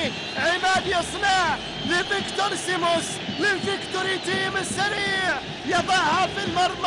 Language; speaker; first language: Arabic; native; Arabic